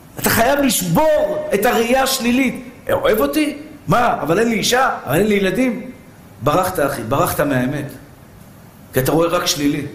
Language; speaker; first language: Hebrew; early bilingual, other home language; Persian